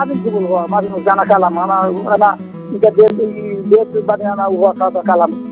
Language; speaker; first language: Arabic; non-native, learner; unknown